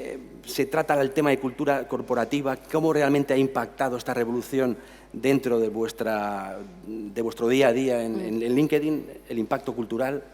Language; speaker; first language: Spanish; native; Spanish